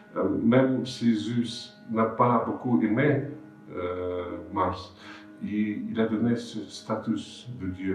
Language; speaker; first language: French; non-native, fluent; Russian